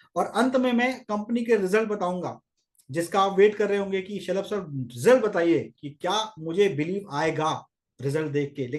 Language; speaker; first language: Hindi; native; Hindi